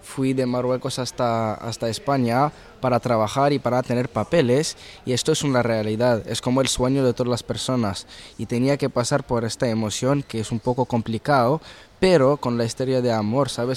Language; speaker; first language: Spanish; early bilingual, heritage; Arabic